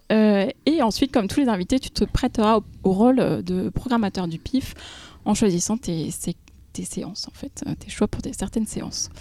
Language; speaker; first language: French; native; French